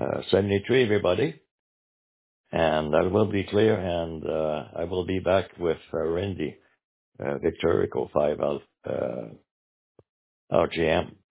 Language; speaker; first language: English; non-native, local second language; French